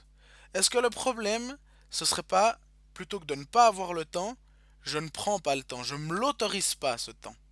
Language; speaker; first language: French; native; French